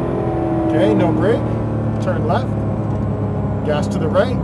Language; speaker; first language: English; native; English